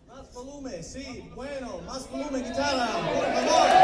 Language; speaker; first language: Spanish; non-native, learner; Italian